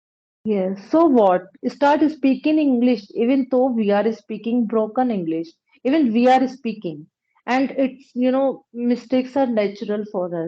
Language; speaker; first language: English; non-native, local second language; Punjabi